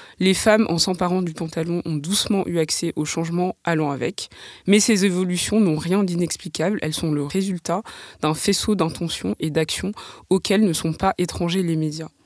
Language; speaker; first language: French; native; French